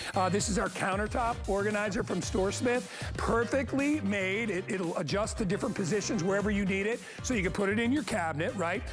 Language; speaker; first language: English; native; English